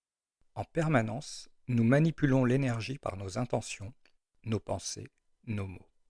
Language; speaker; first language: French; native; French